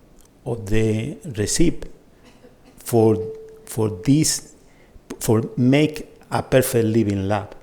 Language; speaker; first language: English; non-native, fluent; Spanish